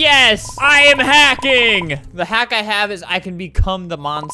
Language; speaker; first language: English; native; English